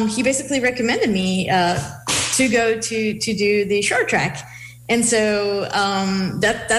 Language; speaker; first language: English; non-native, fluent; Hebrew